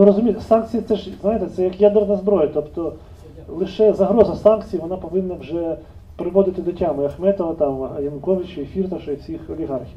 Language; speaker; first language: Ukrainian; native; Ukrainian